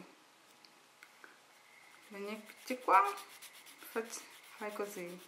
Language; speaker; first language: Italian; non-native, learner; Portuguese